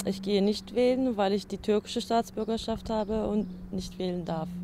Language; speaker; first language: German; early bilingual, other home language; Turkish